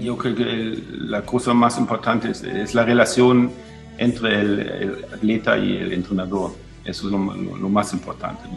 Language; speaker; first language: Spanish; non-native, fluent; German